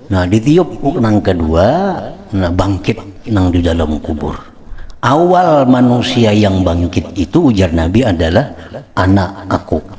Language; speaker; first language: Indonesian; non-native, local second language; Banjar